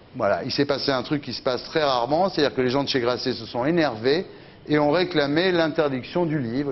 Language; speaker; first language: French; native; French